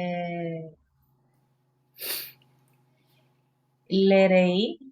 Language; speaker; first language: English; non-native, learner; Portuguese